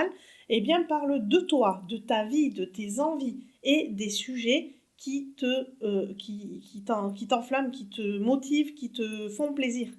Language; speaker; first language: French; native; French